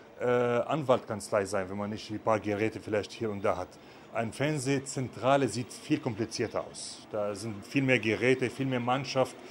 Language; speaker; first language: German; non-native, fluent; Arabic